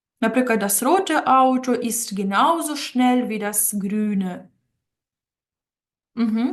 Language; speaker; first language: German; non-native, fluent; Ukrainian